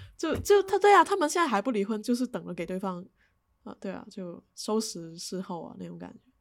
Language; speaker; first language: Chinese; native; Chinese